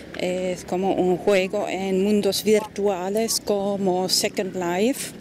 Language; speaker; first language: Spanish; non-native, fluent; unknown